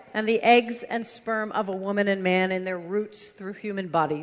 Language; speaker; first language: English; native; English